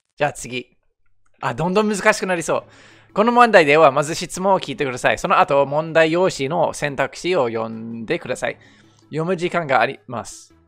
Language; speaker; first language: Japanese; non-native, fluent; English